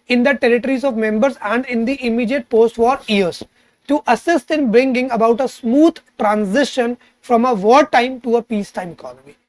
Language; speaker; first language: Hindi; native; Hindi